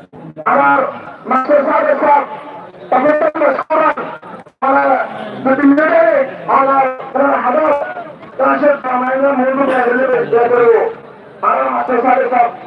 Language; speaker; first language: Hindi; non-native, learner; Rohingya